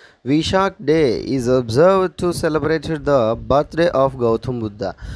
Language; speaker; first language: English; non-native, local second language; Telugu